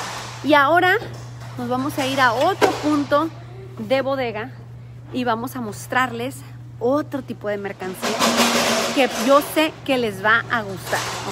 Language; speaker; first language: Spanish; native; Spanish